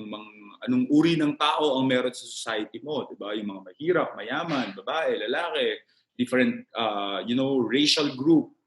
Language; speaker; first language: Filipino; native; Filipino